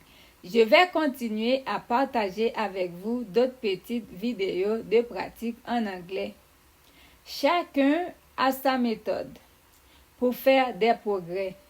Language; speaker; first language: French; non-native, fluent; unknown